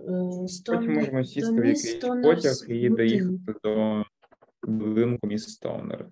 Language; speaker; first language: Ukrainian; native; Ukrainian